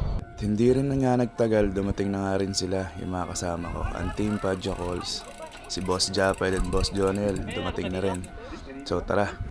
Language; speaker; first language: Filipino; native; Filipino